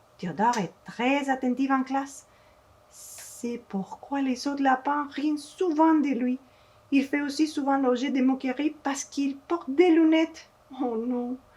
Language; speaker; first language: French; non-native, fluent; Spanish